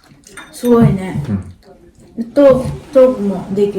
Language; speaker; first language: Japanese; non-native, fluent; Filipino